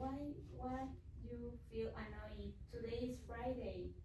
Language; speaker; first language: English; non-native, learner; Spanish